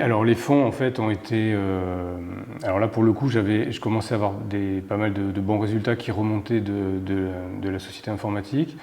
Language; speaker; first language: French; native; French